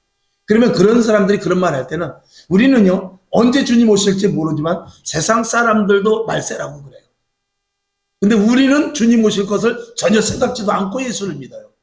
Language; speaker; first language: Korean; native; Korean